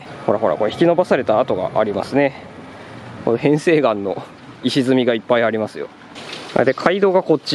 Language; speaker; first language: Japanese; native; Japanese